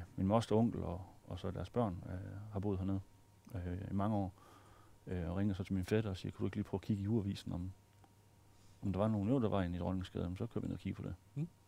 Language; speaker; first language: Danish; native; Danish